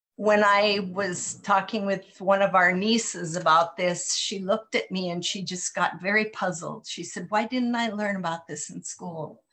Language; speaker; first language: English; native; English